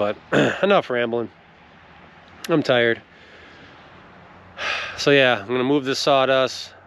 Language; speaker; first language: English; native; English